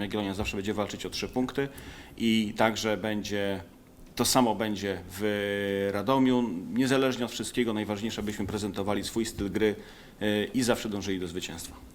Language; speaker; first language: Polish; native; Polish